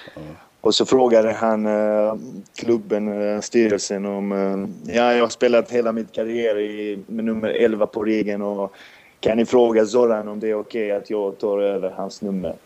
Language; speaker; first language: Swedish; non-native, fluent; Serbian